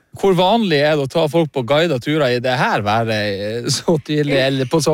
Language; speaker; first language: Norwegian; native; Norwegian